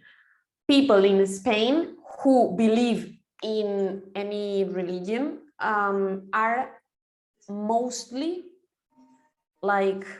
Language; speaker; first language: English; non-native, fluent; Spanish